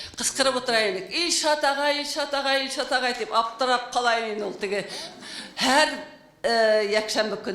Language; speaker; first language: Tatar; non-native, local second language; Bashkir